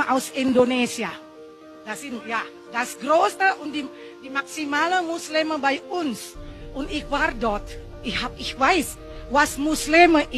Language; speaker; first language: German; non-native, learner; Indonesian